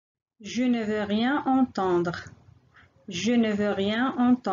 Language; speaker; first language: French; non-native, local second language; Arabic